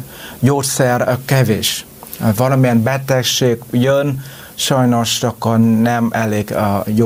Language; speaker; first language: Hungarian; non-native, learner; Vietnamese